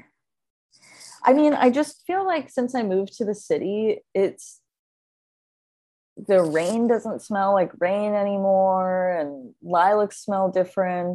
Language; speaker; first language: English; native; English